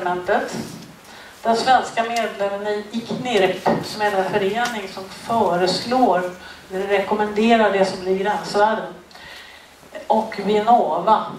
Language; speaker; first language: Swedish; native; Swedish